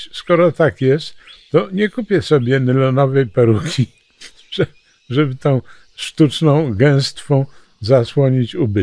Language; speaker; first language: Polish; native; Polish